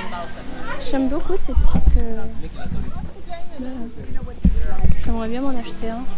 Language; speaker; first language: French; native; French